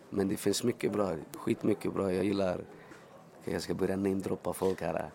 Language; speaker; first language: Swedish; early bilingual, other home language; Spanish